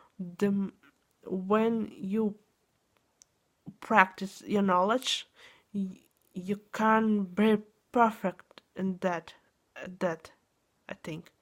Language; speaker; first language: English; non-native, learner; Russian